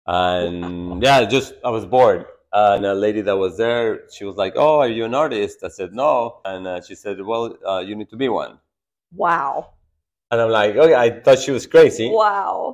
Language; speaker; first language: English; non-native, fluent; Spanish